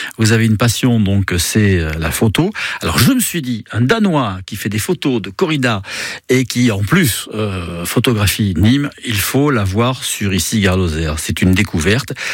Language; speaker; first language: French; native; French